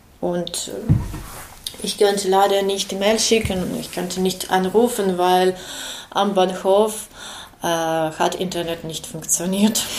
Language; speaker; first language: German; non-native, learner; Ukrainian